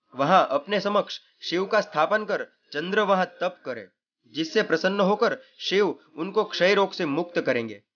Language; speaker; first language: Hindi; non-native, local second language; Gujarati